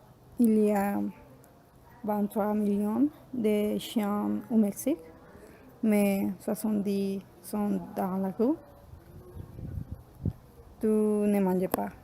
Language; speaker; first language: French; non-native, learner; Spanish